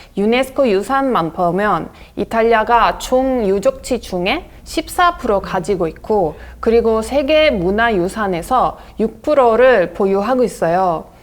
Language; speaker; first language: Korean; non-native, fluent; Italian